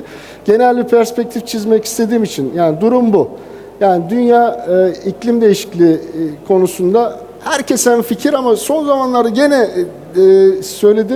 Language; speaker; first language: Turkish; native; Turkish